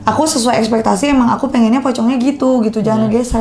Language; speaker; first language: Indonesian; native; Indonesian